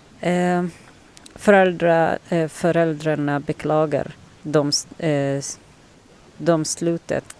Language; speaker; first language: Swedish; non-native, learner; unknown